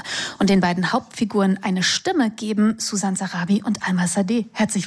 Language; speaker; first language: German; native; German